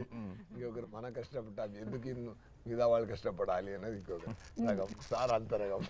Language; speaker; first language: Telugu; non-native, fluent; Tamil